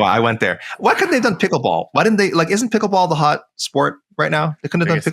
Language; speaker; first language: English; native; English